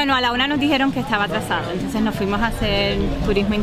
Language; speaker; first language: Spanish; native; Spanish